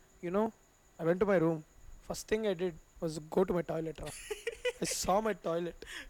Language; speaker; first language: English; non-native, local second language; Tamil